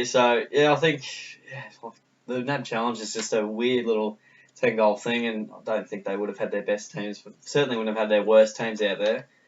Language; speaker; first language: English; native; English